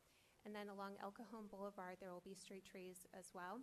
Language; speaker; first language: English; native; English